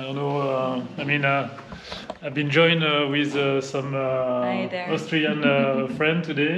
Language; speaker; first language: English; non-native, fluent; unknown